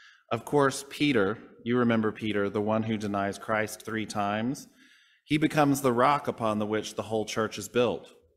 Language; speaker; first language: English; native; English